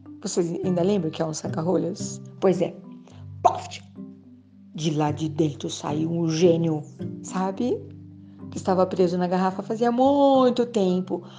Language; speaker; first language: Portuguese; native; Portuguese